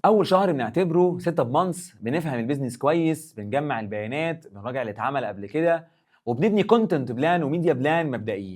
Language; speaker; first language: Arabic; native; Arabic